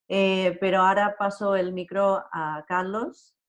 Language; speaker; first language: Spanish; non-native, fluent; English